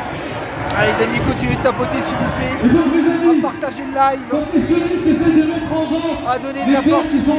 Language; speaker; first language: French; native; French